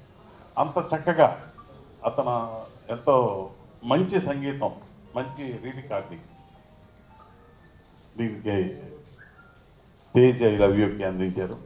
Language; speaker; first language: Telugu; native; Telugu